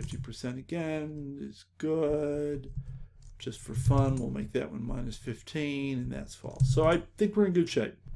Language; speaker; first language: English; native; English